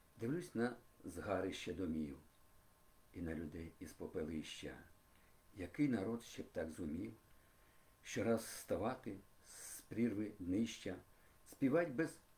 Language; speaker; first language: Ukrainian; native; Ukrainian